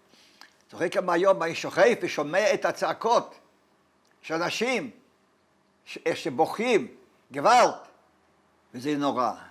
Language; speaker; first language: Hebrew; non-native, fluent; Polish